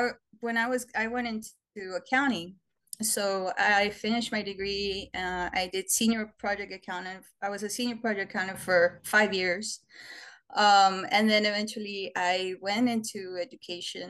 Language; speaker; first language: English; native; English